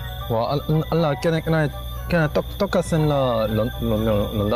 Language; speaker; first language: Vietnamese; non-native, learner; Korean